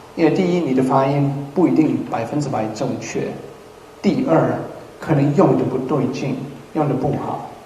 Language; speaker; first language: Chinese; non-native, fluent; English